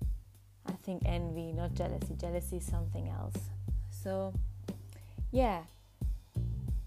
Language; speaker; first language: English; non-native, fluent; German